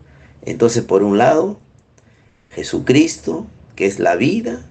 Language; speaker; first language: Spanish; native; Spanish